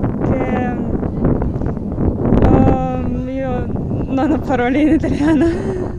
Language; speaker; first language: Italian; non-native, learner; Ukrainian